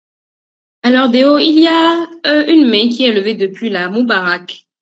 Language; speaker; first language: French; native; French